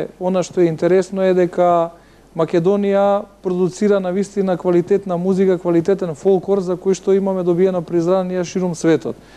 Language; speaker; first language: Macedonian; native; Macedonian